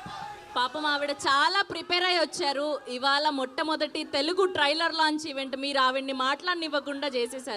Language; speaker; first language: Telugu; native; Telugu